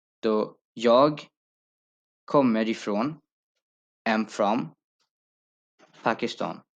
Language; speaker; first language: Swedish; non-native, fluent; Urdu